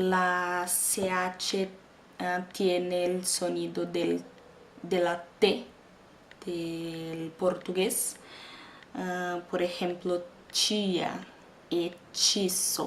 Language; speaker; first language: Spanish; non-native, fluent; Portuguese